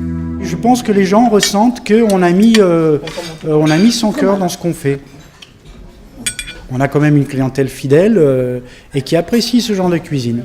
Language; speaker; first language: French; native; French